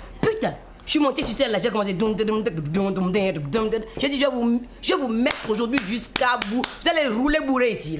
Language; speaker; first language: French; non-native, local second language; Fon